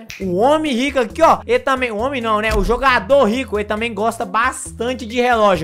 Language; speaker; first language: Portuguese; native; Portuguese